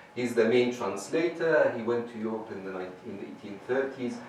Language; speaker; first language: English; non-native, fluent; Arabic